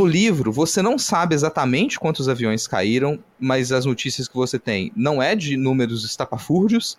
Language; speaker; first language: Portuguese; native; Portuguese